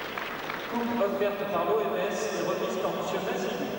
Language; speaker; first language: French; native; French